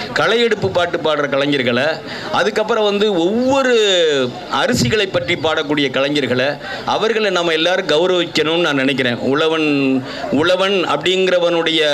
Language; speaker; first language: Tamil; native; Tamil